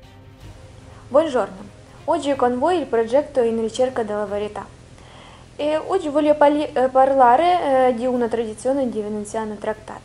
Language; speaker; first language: Italian; non-native, learner; Russian